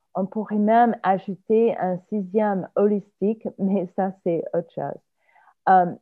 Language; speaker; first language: French; non-native, fluent; English